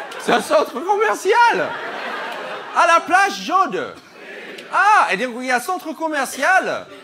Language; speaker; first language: French; non-native, fluent; English